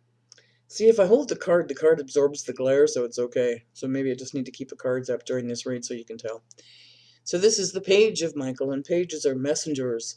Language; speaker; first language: English; native; English